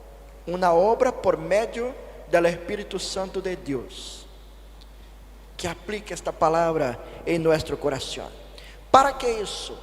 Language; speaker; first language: Spanish; non-native, fluent; Portuguese